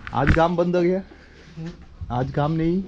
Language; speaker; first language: Hindi; non-native, learner; Malayalam